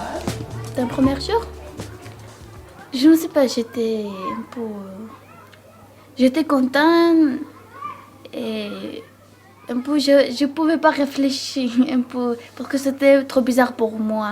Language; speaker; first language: French; non-native, learner; Georgian